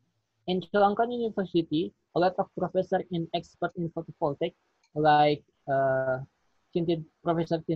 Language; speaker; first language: English; non-native, learner; Indonesian